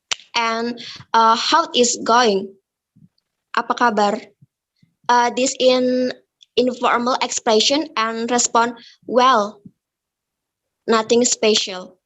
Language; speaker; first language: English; non-native, learner; Indonesian